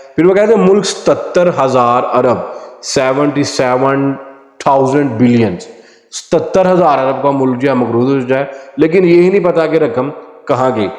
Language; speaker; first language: Urdu; non-native, local second language; Punjabi